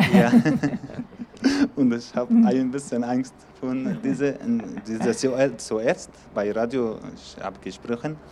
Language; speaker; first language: German; non-native, learner; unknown